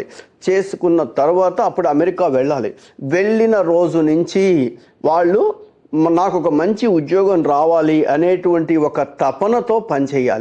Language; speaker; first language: Telugu; native; Telugu